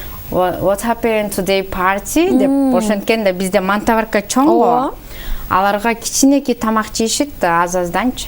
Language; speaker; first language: Kyrgyz; early bilingual, heritage; Kyrgyz